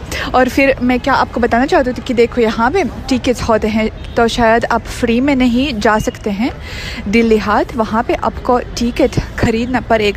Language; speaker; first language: Hindi; non-native, fluent; Russian